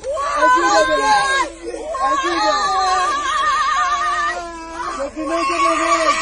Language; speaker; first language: Portuguese; non-native, learner; Haitian Creole